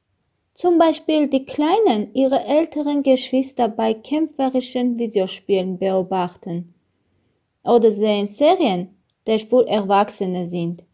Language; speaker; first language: German; non-native, learner; Armenian